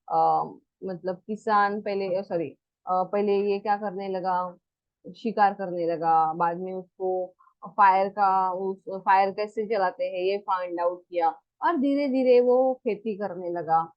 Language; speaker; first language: Hindi; non-native, local second language; Marathi